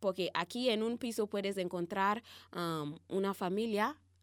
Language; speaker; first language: Spanish; non-native, learner; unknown